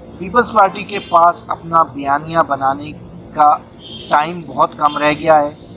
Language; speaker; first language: Urdu; native; Urdu